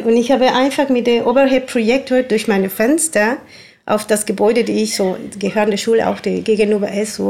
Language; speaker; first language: German; non-native, fluent; Spanish